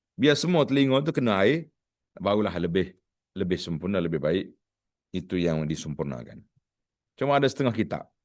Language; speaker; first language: Malay; native; Malay